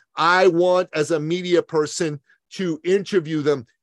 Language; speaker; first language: English; early bilingual, other home language; Persian